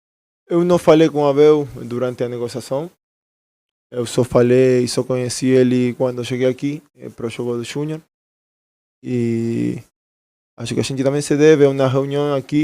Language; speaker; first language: Portuguese; non-native, fluent; Spanish